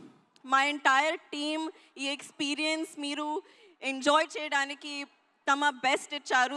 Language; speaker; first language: Telugu; non-native, learner; Hindi